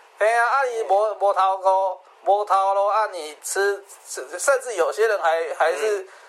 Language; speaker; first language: Chinese; native; Chinese